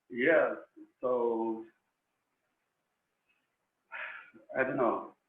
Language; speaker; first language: English; non-native, learner; Spanish